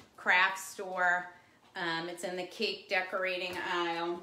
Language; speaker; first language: English; native; English